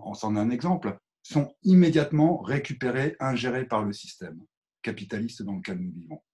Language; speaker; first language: French; native; French